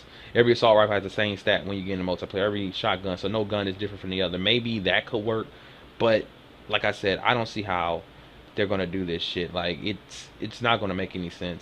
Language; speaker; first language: English; native; English